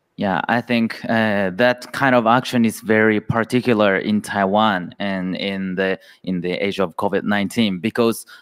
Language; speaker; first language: English; non-native, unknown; Japanese